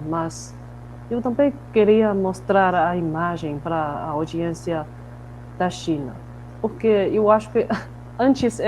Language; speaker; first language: Portuguese; non-native, fluent; Chinese